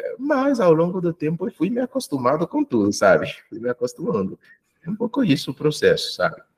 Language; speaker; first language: Portuguese; non-native, fluent; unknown